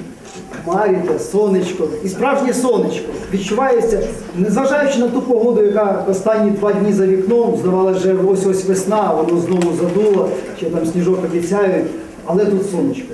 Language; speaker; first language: Ukrainian; native; Ukrainian